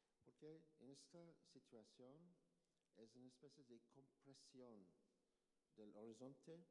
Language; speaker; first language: Spanish; non-native, learner; English